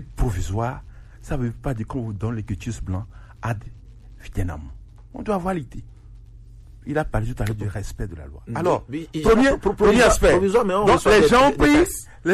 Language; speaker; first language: French; non-native, local second language; Ewe